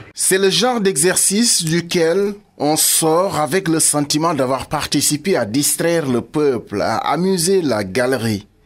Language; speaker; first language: French; non-native, local second language; Wolof